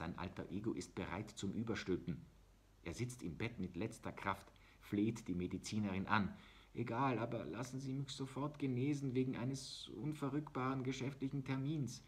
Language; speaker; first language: German; native; German